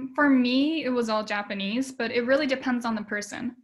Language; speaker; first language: English; early bilingual, other home language; Japanese